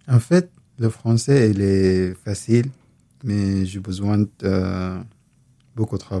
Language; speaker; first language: French; non-native, learner; Arabic